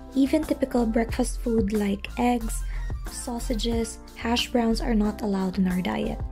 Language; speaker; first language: English; non-native, local second language; Filipino